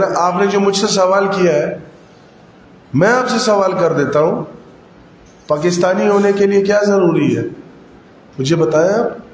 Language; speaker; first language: Urdu; non-native, local second language; Pashto